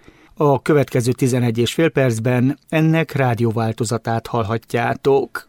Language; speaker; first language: Hungarian; native; Hungarian